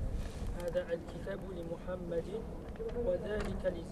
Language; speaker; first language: Arabic; non-native, learner; French